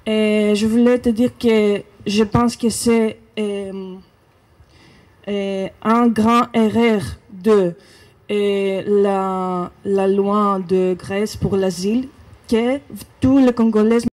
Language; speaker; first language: French; non-native, learner; Greek